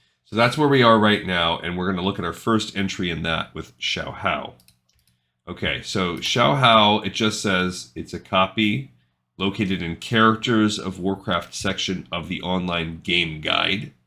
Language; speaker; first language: English; native; English